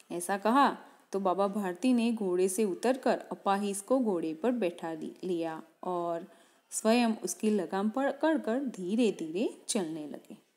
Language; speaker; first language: Hindi; non-native, local second language; Gujarati